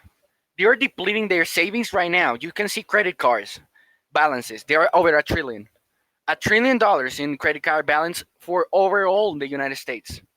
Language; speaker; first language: English; non-native, fluent; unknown